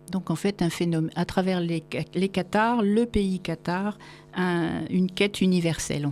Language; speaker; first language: French; native; French